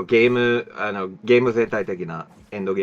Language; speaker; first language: Japanese; non-native, fluent; English